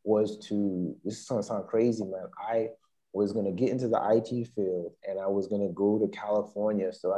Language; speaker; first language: English; native; English